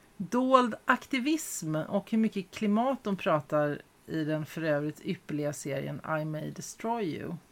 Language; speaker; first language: Swedish; native; Swedish